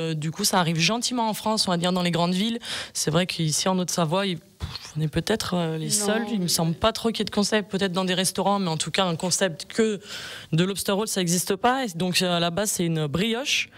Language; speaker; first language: French; native; French